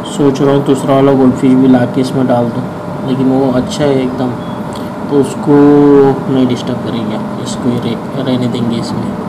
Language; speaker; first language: Hindi; non-native, local second language; Marathi